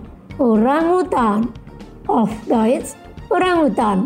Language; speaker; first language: German; non-native, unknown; Indonesian